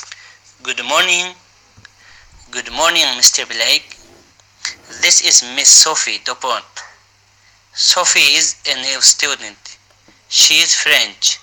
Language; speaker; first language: English; non-native, learner; Uyghur